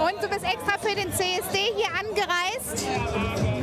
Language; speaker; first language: German; native; German